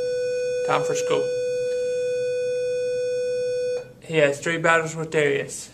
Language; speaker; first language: English; native; English